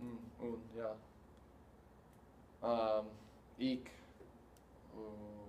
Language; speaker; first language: German; non-native, learner; English